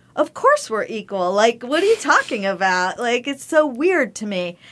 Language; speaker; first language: English; early bilingual, other home language; Spanish